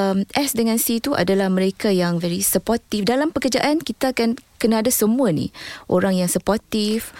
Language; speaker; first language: Malay; native; Malay